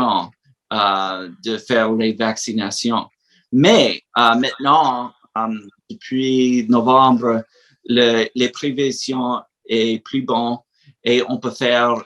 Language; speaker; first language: French; non-native, learner; English